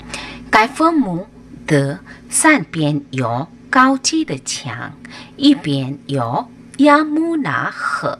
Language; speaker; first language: Chinese; non-native, fluent; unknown